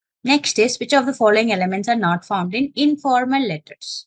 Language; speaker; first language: English; non-native, local second language; Malayalam